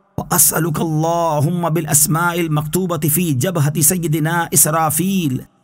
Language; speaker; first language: Arabic; non-native, fluent; Urdu